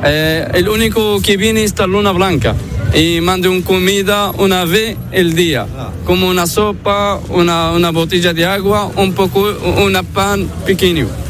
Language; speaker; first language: Spanish; non-native, learner; Arabic